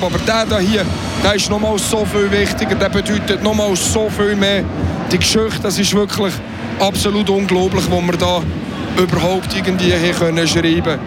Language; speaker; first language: German; native; German